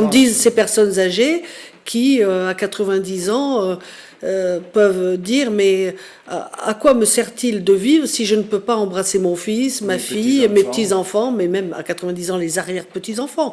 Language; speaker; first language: French; native; French